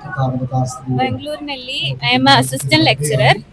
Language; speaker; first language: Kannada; non-native, local second language; Malayalam